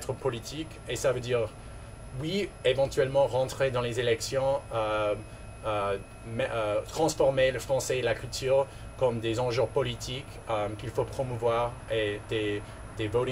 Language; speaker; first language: French; non-native, local second language; English